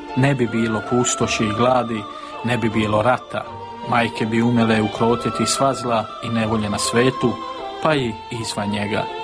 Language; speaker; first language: Serbian; early bilingual, heritage; Serbian